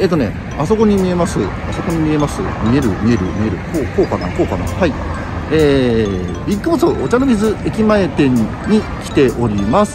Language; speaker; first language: Japanese; native; Japanese